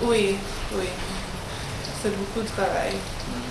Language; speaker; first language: French; non-native, learner; English